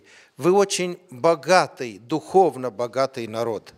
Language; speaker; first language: Russian; non-native, fluent; Romanian